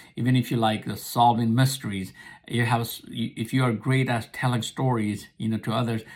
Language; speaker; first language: English; non-native, local second language; Nepali